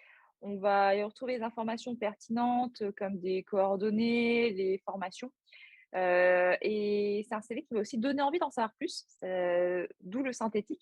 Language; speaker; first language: French; native; French